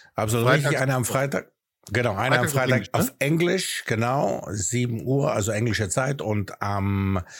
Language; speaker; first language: German; early bilingual, other home language; Greek